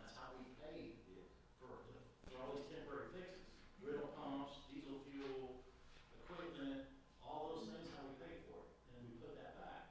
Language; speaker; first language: English; native; English